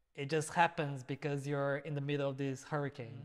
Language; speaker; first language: English; non-native, fluent; Portuguese